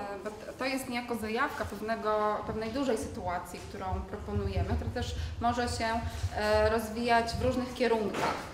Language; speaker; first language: Polish; native; Polish